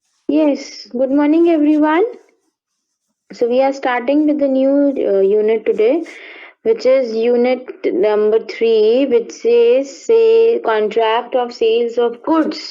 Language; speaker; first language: English; non-native, local second language; Hindi